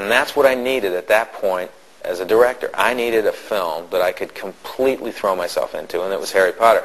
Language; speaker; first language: English; native; English